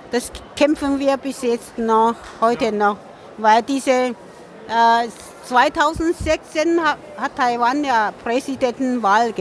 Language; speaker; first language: German; non-native, fluent; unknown